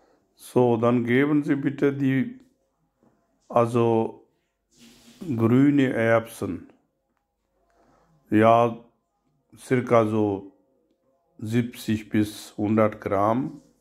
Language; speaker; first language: German; non-native, learner; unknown